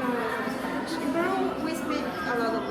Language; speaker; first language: English; non-native, fluent; Spanish